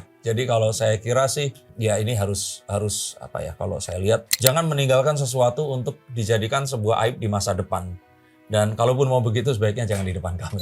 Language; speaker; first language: Indonesian; native; Indonesian